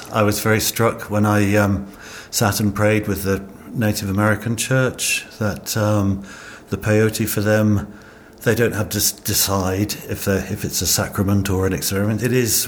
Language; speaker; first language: English; native; English